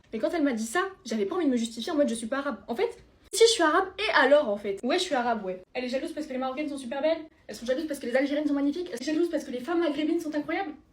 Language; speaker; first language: French; early bilingual, other home language; Spanish